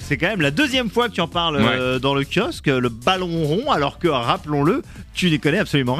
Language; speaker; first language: French; native; French